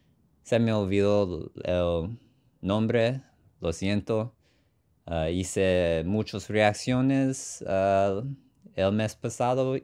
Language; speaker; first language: Spanish; non-native, learner; English